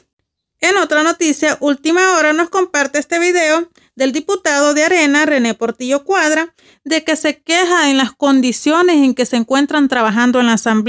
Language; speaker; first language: Spanish; native; Spanish